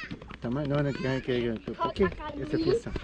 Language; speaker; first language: Spanish; non-native, learner; German